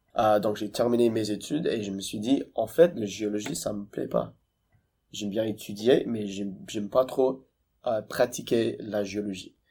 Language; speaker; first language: French; non-native, fluent; English